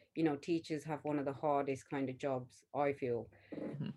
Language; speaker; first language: English; native; English